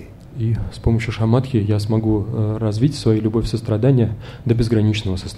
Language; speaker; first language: Russian; native; Russian